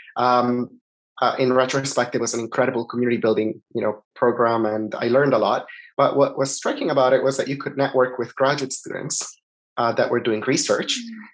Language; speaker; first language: English; non-native, fluent; Italian